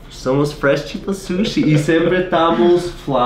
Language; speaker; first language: Portuguese; non-native, learner; English